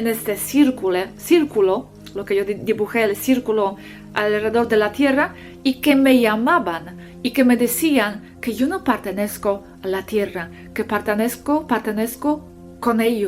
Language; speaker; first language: Spanish; non-native, fluent; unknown